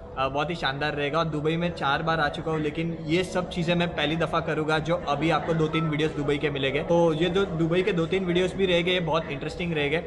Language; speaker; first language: Hindi; native; Hindi